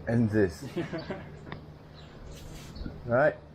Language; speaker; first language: English; non-native, learner; Tibetan